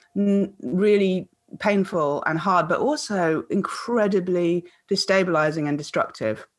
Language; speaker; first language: English; native; English